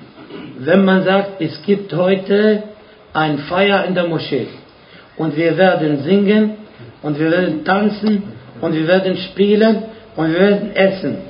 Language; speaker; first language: German; non-native, fluent; Arabic